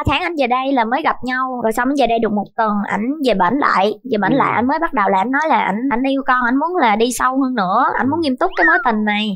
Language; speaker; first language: Vietnamese; native; Vietnamese